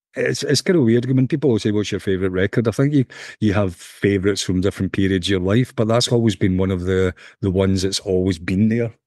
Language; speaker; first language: English; native; English